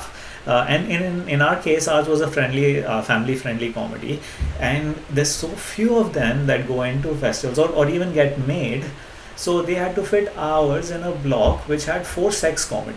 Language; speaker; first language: English; non-native, local second language; Hindi